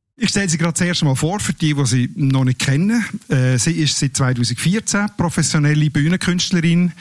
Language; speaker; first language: German; native; German